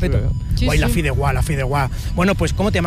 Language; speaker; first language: Spanish; native; Spanish